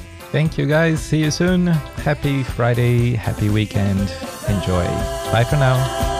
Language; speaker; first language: English; non-native, fluent; Portuguese